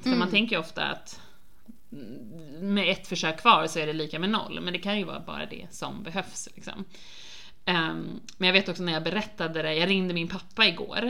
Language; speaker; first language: Swedish; native; Swedish